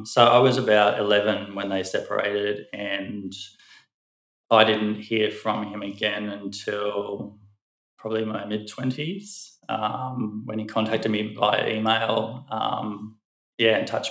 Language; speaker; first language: English; native; English